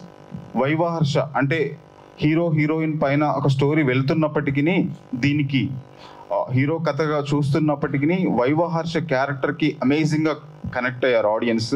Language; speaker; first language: Telugu; native; Telugu